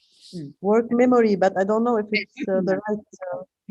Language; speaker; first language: English; non-native, fluent; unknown